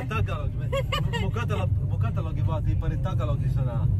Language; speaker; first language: Filipino; non-native, learner; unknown